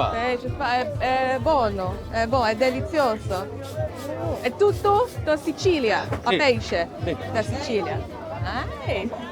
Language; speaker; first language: Italian; non-native, learner; English